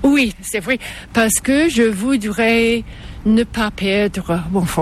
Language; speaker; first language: French; non-native, local second language; English